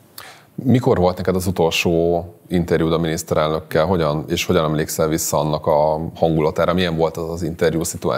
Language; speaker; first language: Hungarian; native; Hungarian